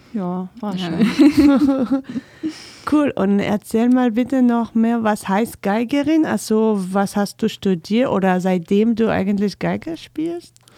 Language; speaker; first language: German; non-native, fluent; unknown